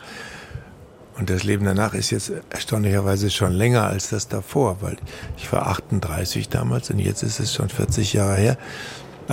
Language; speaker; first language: German; native; German